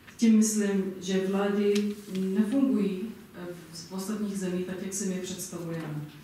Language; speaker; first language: Czech; non-native, fluent; English